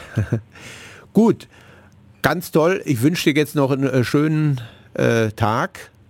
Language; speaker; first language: German; native; German